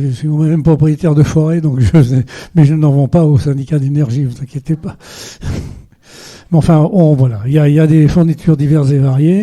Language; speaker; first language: French; native; French